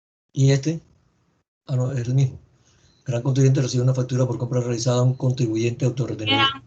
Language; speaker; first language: Spanish; native; Spanish